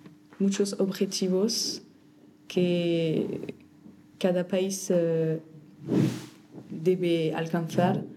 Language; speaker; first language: Spanish; non-native, fluent; French